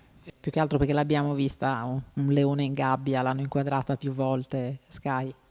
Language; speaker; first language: Italian; native; Italian